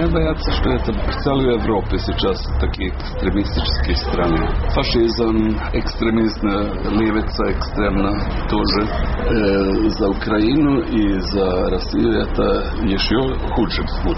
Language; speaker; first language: Ukrainian; non-native, learner; Serbian